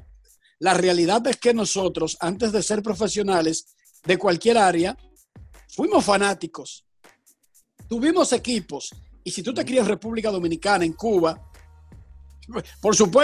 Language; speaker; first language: Spanish; native; Spanish